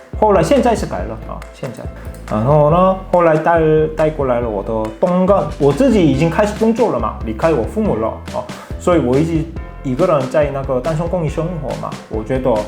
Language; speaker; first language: Chinese; non-native, fluent; Korean